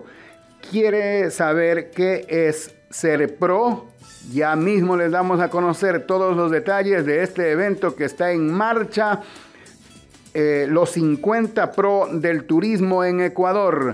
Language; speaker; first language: Spanish; native; Spanish